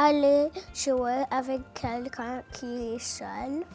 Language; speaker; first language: French; non-native, local second language; English